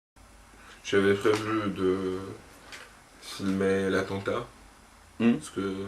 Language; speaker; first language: French; non-native, local second language; Arabic